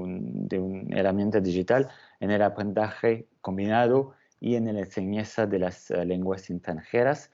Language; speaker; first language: Spanish; non-native, fluent; French